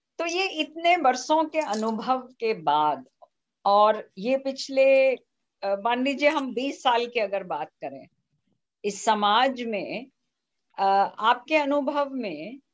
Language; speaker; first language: Hindi; native; Hindi